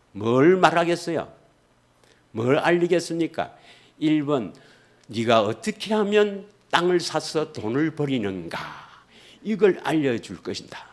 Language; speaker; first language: Korean; native; Korean